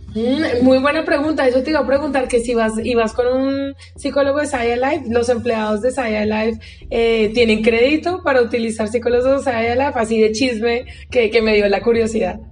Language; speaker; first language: Spanish; native; Spanish